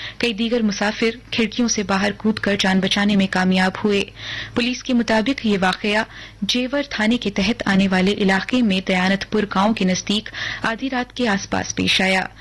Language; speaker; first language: Urdu; non-native, local second language; Hindi